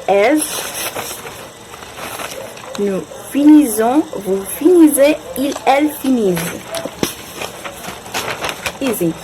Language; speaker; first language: French; non-native, learner; Spanish